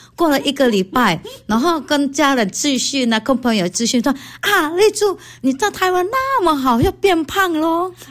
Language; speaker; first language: Chinese; non-native, fluent; Indonesian